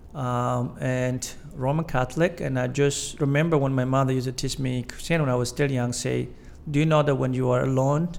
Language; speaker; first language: English; non-native, fluent; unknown